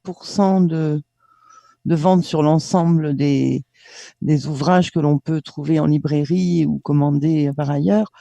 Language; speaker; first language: French; native; French